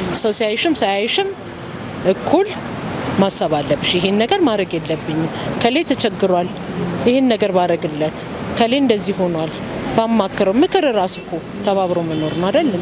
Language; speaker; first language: Amharic; native; Amharic